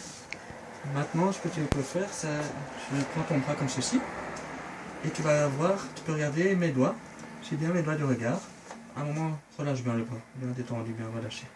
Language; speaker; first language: French; native; French